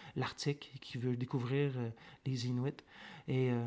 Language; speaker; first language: French; native; French